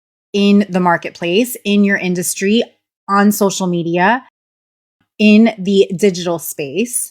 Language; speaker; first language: English; native; English